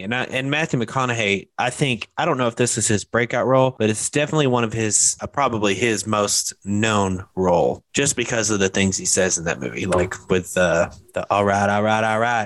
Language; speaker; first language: English; native; English